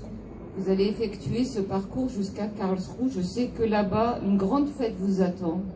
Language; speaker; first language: French; native; French